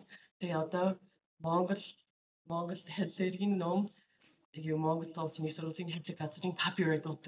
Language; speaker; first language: Mongolian; non-native, fluent; English